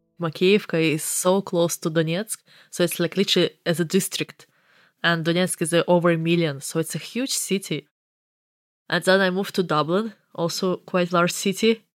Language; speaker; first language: English; non-native, fluent; Russian